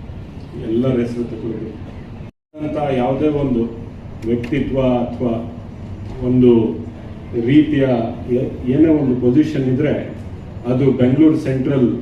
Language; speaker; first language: Kannada; native; Kannada